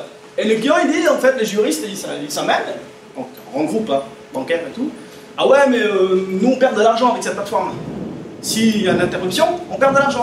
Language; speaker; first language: French; native; French